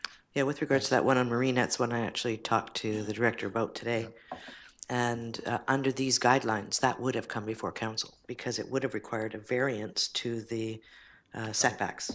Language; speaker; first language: English; native; English